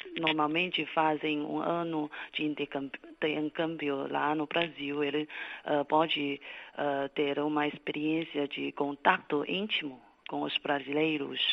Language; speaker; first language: Portuguese; non-native, fluent; Chinese